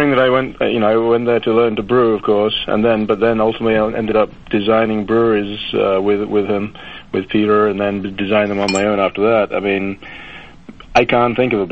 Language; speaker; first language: English; native; English